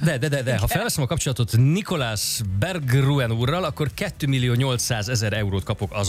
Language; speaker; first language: Hungarian; native; Hungarian